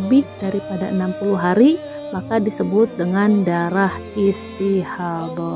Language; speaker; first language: Indonesian; native; Indonesian